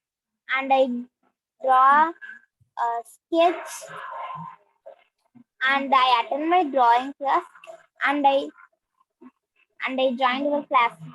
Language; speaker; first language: English; non-native, learner; Tamil